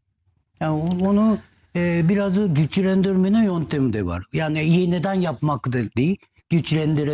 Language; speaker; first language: Turkish; non-native, learner; Japanese